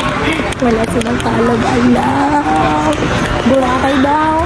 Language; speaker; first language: Filipino; native; Filipino